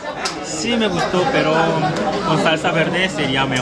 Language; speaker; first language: Spanish; non-native, fluent; Korean